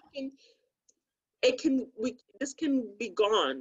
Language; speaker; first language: English; non-native, local second language; Akan